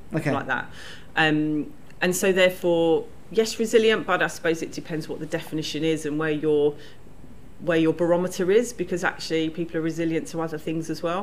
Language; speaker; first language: English; native; English